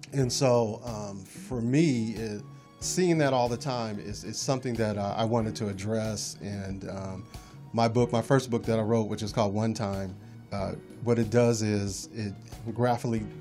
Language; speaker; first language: English; native; English